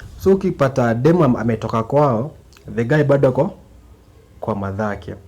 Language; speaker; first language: Swahili; native; Swahili